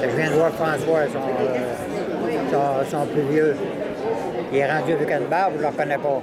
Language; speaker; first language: French; native; French